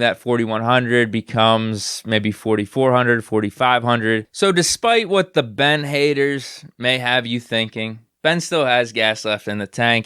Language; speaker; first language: English; native; English